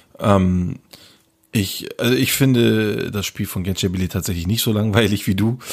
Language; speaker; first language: German; early bilingual, other home language; Turkish